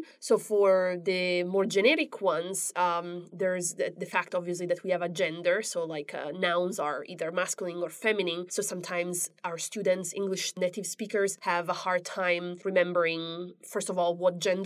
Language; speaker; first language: English; non-native, fluent; Italian